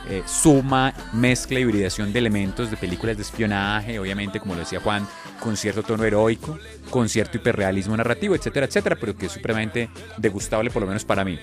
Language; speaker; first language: Spanish; native; Spanish